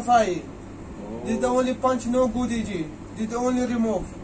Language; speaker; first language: English; non-native, learner; Hindi